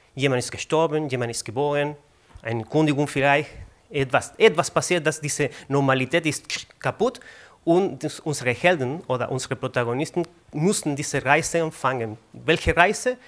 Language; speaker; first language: German; non-native, fluent; Spanish